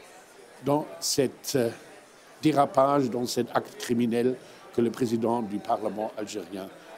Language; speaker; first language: French; non-native, fluent; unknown